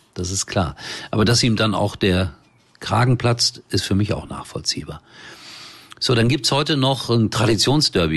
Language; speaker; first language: German; native; German